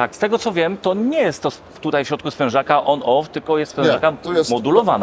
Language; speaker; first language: Polish; native; Polish